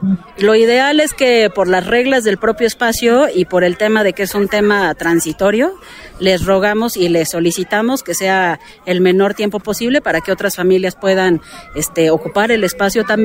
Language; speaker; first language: Spanish; native; Spanish